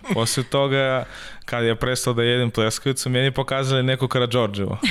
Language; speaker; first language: Serbian; non-native, learner; Russian